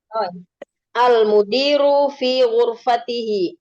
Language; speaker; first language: Arabic; non-native, learner; Indonesian